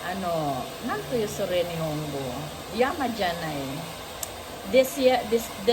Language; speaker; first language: Japanese; non-native, learner; Filipino